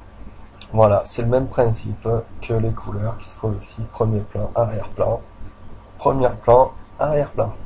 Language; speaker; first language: French; native; French